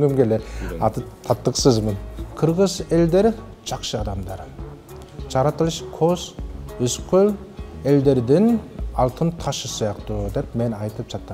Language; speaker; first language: Kyrgyz; non-native, fluent; Korean